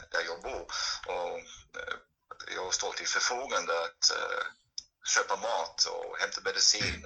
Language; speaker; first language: Swedish; non-native, fluent; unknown